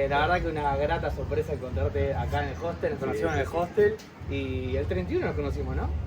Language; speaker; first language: Spanish; native; Spanish